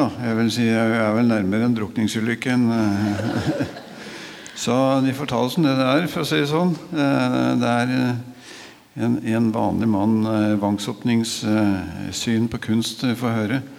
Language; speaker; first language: Norwegian; native; Norwegian